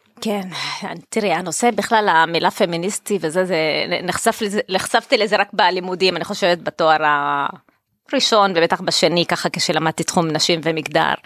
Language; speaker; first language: Hebrew; non-native, local second language; Arabic